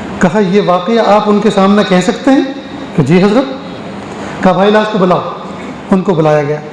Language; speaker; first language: Urdu; native; Urdu